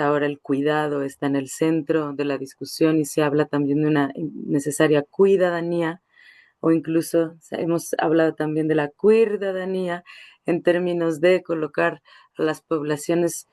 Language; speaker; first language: Spanish; native; Spanish